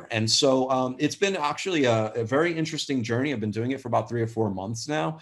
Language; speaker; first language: English; native; English